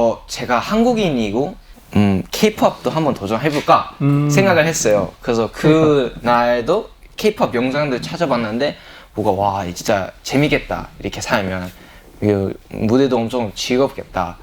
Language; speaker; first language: Korean; early bilingual, heritage; English